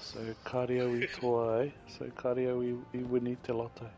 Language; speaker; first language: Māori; non-native, local second language; English